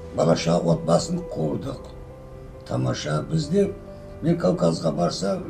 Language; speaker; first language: Kazakh; non-native, local second language; Chechen